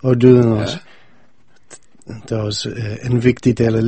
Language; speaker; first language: Danish; non-native, fluent; English